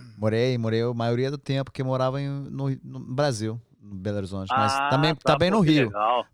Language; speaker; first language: Portuguese; non-native, learner; English